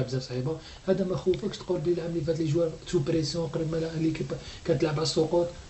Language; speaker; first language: Arabic; native; Arabic